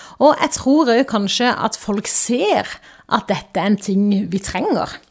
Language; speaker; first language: Norwegian; native; Norwegian